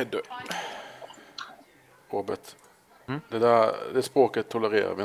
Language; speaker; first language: Swedish; native; Swedish